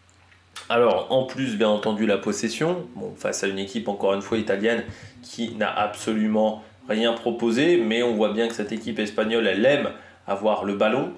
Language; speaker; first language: French; native; French